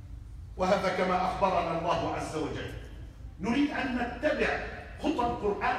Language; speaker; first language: Arabic; native; Arabic